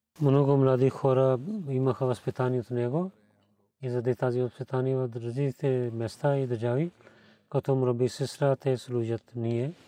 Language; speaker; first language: Bulgarian; non-native, learner; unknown